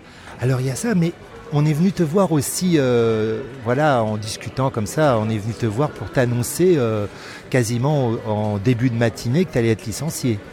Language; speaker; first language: French; native; French